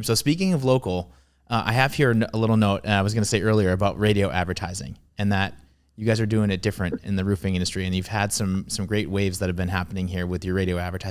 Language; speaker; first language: English; native; English